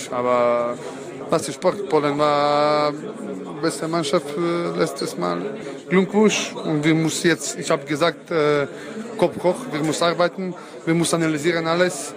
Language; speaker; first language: German; non-native, learner; Croatian